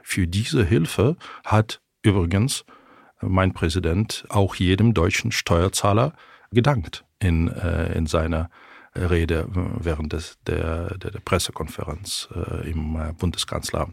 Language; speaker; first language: German; non-native, fluent; Ukrainian